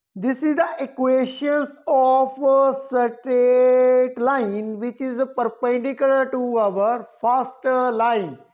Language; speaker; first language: English; non-native, local second language; Punjabi